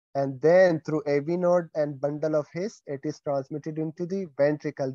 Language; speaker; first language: English; non-native, fluent; Pashto